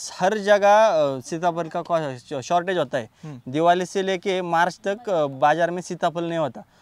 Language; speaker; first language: Hindi; non-native, local second language; Marathi